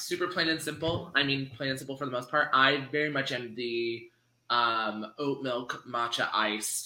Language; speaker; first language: English; native; English